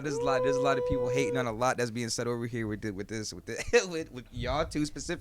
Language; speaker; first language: English; native; English